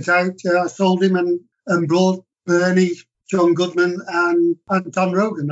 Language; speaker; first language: English; native; English